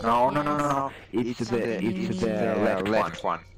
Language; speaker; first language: English; non-native, learner; German